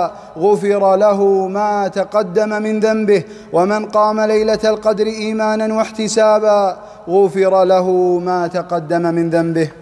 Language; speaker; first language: Arabic; native; Arabic